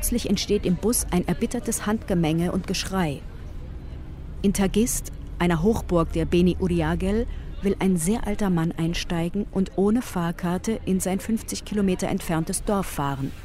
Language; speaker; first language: German; native; German